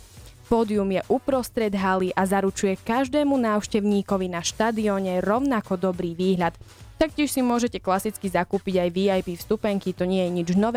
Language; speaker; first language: Slovak; native; Slovak